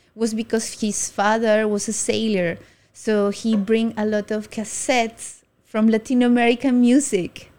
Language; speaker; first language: English; non-native, fluent; Spanish